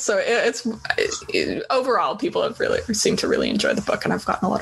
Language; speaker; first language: English; native; English